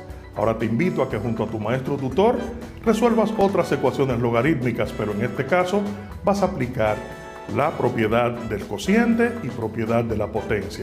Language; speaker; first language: Spanish; native; Spanish